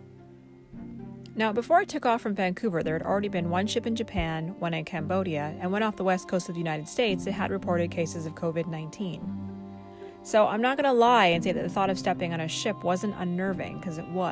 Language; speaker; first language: English; native; English